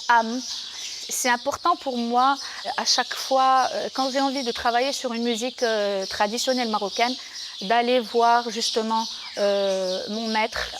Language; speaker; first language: French; non-native, local second language; Arabic